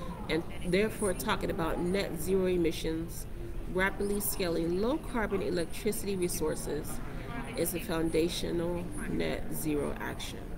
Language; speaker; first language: English; native; English